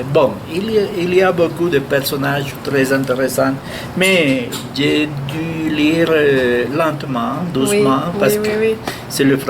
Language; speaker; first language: French; non-native, fluent; Spanish